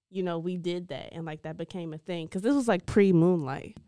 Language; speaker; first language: English; native; English